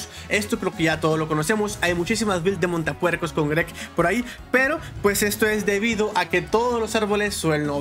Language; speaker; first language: Spanish; native; Spanish